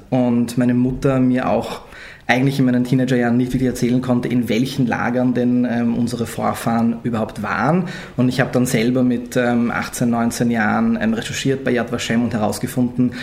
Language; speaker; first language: German; early bilingual, other home language; Hungarian